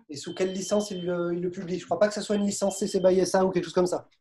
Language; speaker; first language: French; native; French